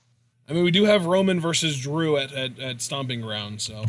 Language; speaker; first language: English; native; English